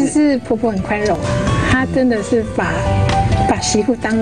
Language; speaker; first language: Chinese; native; Chinese